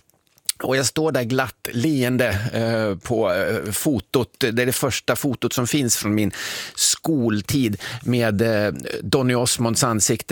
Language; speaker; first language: Swedish; native; Swedish